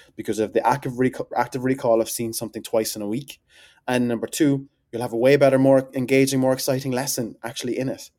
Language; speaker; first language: English; native; English